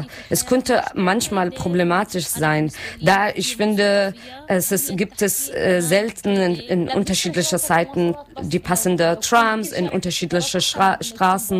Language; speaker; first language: German; non-native, learner; Arabic